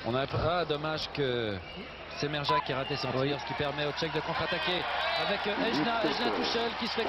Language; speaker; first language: French; native; French